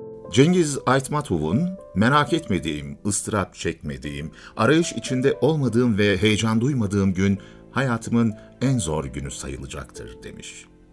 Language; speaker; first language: Turkish; native; Turkish